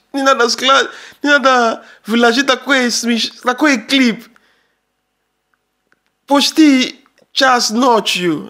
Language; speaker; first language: Russian; non-native, learner; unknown